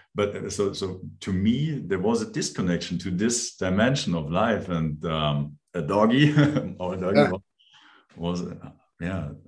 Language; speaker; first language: English; non-native, fluent; German